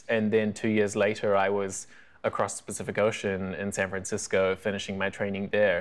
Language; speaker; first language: English; native; English